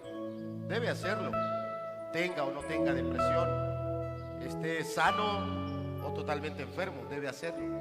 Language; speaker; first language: Spanish; native; Spanish